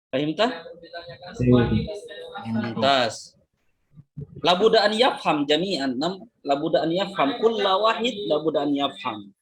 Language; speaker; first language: Arabic; non-native, fluent; Indonesian